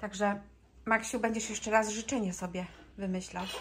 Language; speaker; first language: Polish; native; Polish